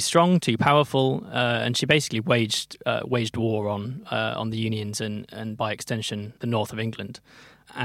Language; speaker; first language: English; native; English